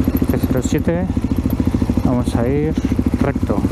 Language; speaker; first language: Spanish; native; Spanish